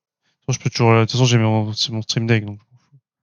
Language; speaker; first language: French; native; French